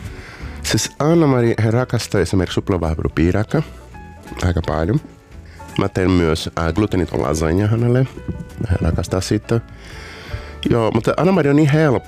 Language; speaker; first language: Finnish; non-native, fluent; Portuguese